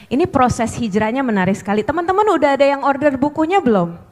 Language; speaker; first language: Indonesian; native; Indonesian